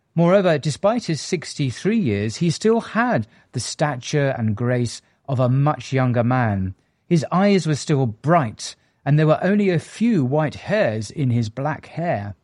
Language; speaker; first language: English; native; English